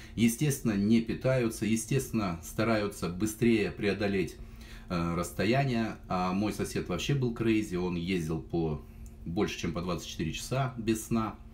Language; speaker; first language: Russian; native; Russian